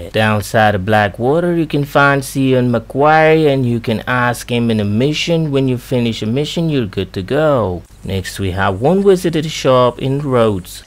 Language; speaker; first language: English; non-native, fluent; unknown